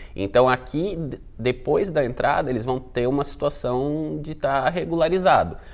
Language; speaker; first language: Portuguese; native; Portuguese